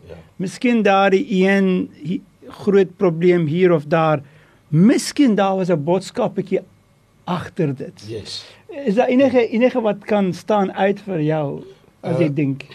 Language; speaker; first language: Afrikaans; non-native, fluent; Turkish